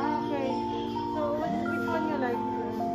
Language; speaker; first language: English; non-native, local second language; Filipino